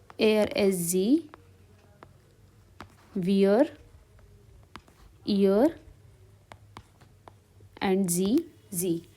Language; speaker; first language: German; non-native, learner; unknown